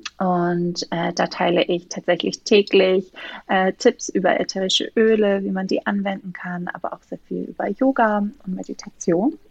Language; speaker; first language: German; non-native, fluent; Greek